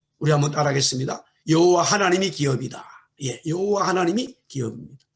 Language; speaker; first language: Korean; native; Korean